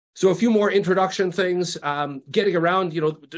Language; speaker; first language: English; native; English